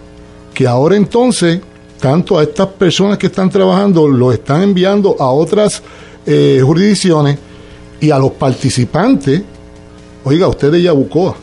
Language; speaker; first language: Spanish; native; Spanish